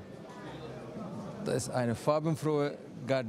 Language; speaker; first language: German; non-native, fluent; Turkish